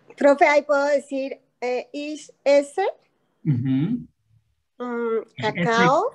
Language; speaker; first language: Spanish; native; Spanish